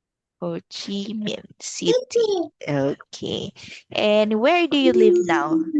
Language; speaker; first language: English; non-native, local second language; Filipino